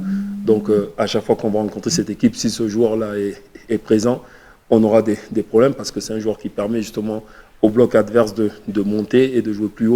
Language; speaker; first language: French; native; French